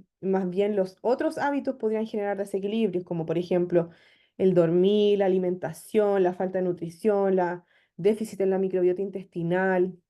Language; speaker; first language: Spanish; native; Spanish